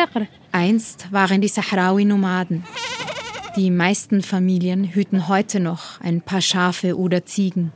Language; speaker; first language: German; native; German